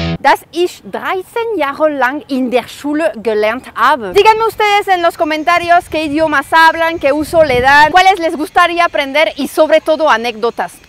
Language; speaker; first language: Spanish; non-native, fluent; French